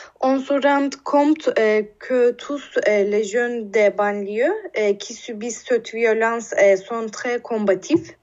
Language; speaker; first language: French; non-native, learner; Turkish